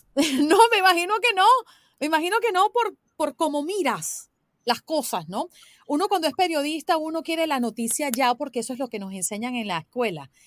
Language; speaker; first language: Spanish; native; Spanish